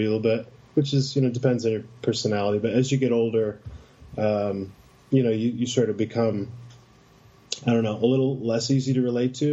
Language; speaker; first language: English; native; English